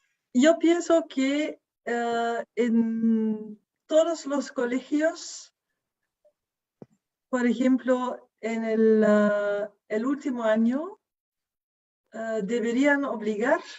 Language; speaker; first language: Spanish; non-native, fluent; Dutch